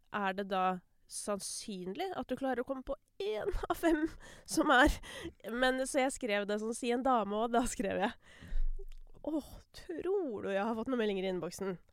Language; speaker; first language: Norwegian; native; Norwegian